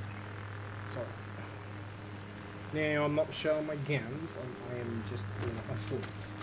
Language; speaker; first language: English; native; English